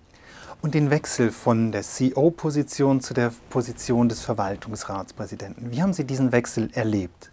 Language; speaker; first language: German; native; German